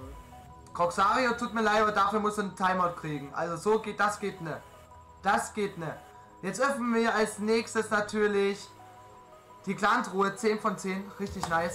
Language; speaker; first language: German; native; German